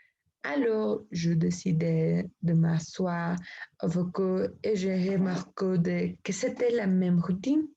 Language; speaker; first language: French; non-native, learner; Spanish